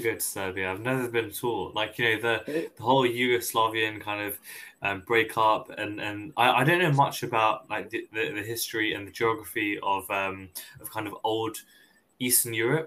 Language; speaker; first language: English; native; English